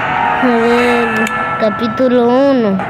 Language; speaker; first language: Spanish; native; Spanish